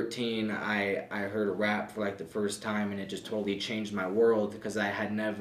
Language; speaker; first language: English; native; English